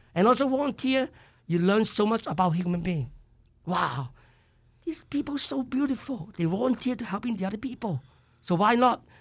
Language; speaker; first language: English; non-native, local second language; Cantonese